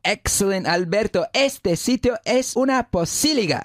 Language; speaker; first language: Spanish; non-native, fluent; English